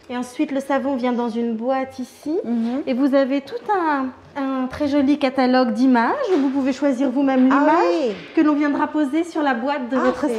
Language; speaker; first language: French; native; French